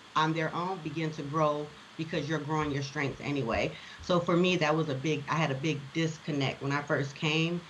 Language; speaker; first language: English; native; English